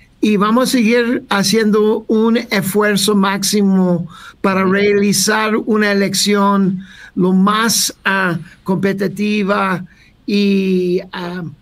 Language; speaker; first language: Spanish; non-native, fluent; English